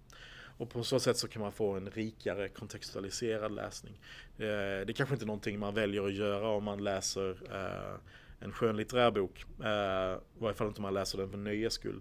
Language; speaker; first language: Swedish; native; Swedish